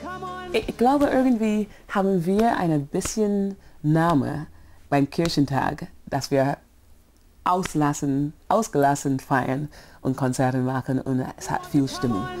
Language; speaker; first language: German; non-native, fluent; English